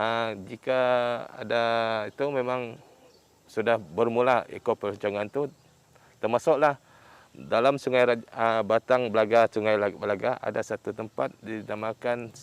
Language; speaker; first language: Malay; non-native, local second language; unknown